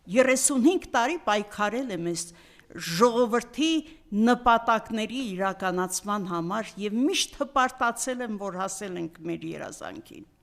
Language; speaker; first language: Armenian; native; Armenian